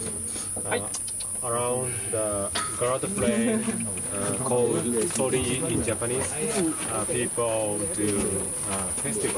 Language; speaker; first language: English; non-native, learner; Japanese